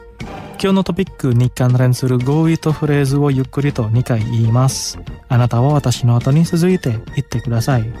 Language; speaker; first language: Japanese; non-native, fluent; Indonesian